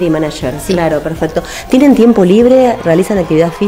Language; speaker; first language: Spanish; native; Spanish